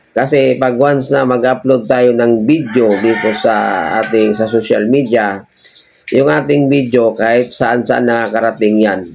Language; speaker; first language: Filipino; non-native, local second language; Cebuano